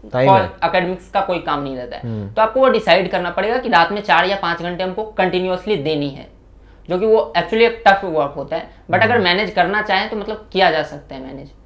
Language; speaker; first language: Hindi; native; Hindi